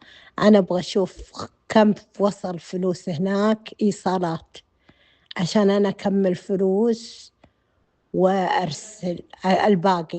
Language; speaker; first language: Arabic; non-native, learner; Amharic